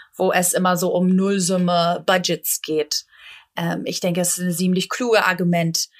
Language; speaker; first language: German; non-native, fluent; English